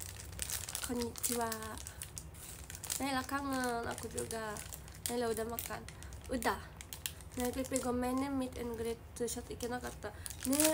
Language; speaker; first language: Indonesian; non-native, learner; Japanese